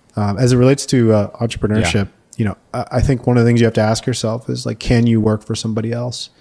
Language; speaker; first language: English; native; English